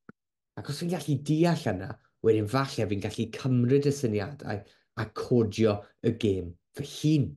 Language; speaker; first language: Welsh; non-native, local second language; English